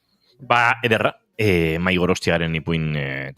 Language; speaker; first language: Basque; native; Basque